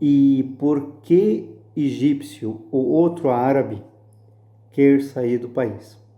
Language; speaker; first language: Portuguese; non-native, fluent; Arabic